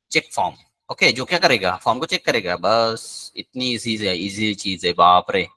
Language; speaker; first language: Hindi; non-native, local second language; Marathi